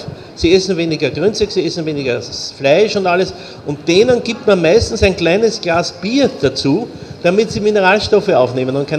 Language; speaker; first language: German; native; German